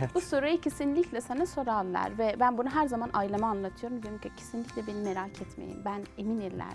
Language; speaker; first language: Turkish; non-native, fluent; Persian